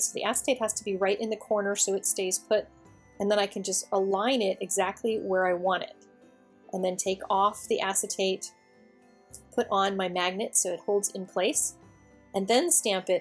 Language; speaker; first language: English; native; English